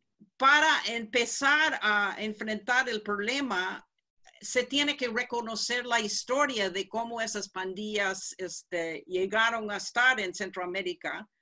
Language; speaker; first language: Spanish; non-native, fluent; English